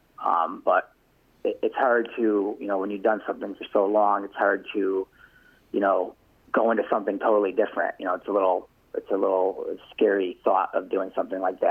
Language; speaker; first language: English; native; English